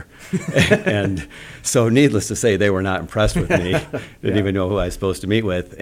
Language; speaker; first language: English; native; English